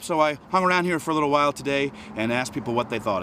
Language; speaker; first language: English; native; English